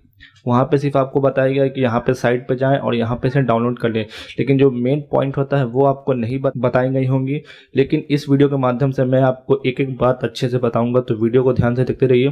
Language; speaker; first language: Hindi; native; Hindi